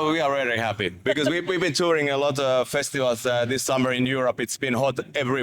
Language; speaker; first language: English; non-native, fluent; Finnish